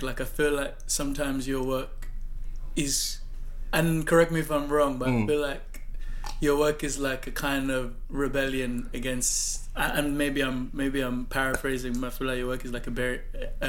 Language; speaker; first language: English; non-native, local second language; Yoruba